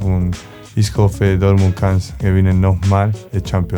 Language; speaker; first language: German; non-native, learner; Spanish